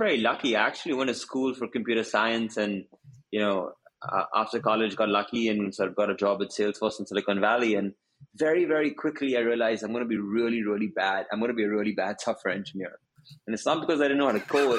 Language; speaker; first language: English; non-native, local second language; Hindi